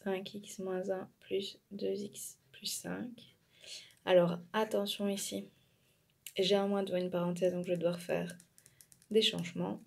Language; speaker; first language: French; native; French